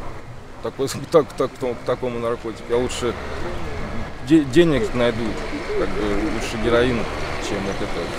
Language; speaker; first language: Russian; native; Russian